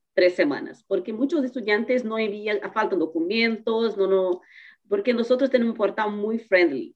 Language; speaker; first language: Spanish; non-native, learner; Portuguese